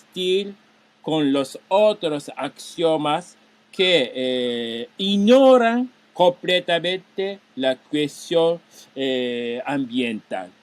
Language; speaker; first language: Spanish; non-native, fluent; Japanese